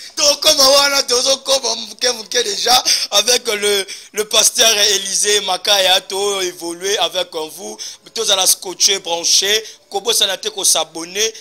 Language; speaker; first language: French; non-native, local second language; Lingala